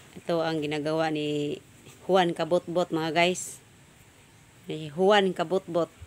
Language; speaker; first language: Filipino; non-native, local second language; Cebuano